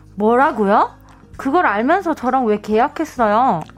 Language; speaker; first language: Korean; native; Korean